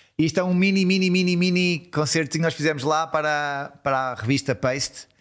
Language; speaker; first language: Portuguese; early bilingual, heritage; Portuguese